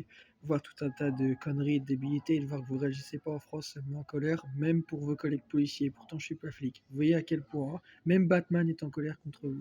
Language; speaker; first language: French; native; French